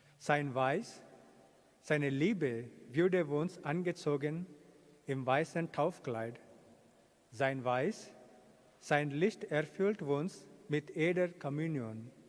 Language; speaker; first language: German; non-native, fluent; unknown